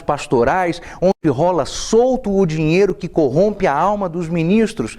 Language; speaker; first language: Portuguese; native; Portuguese